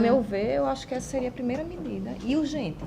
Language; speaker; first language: Portuguese; native; Portuguese